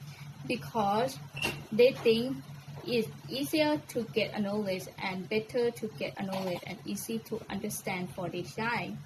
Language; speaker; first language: English; non-native, learner; Thai